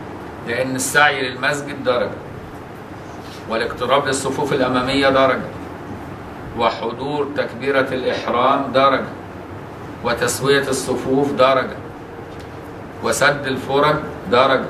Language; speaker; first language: Arabic; native; Arabic